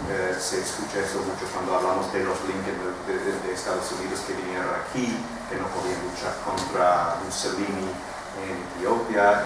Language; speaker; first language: Spanish; non-native, fluent; English